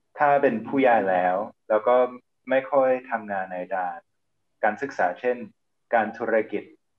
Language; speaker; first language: Thai; non-native, fluent; English